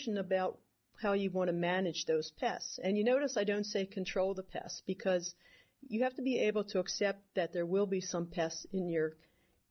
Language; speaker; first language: English; native; English